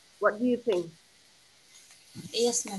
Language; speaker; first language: English; non-native, fluent; Indonesian